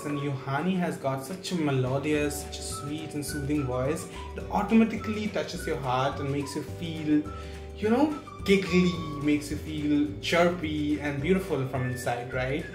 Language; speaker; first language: English; non-native, local second language; Bangla